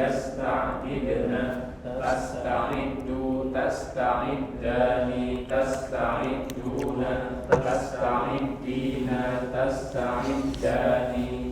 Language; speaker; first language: Arabic; non-native, learner; Indonesian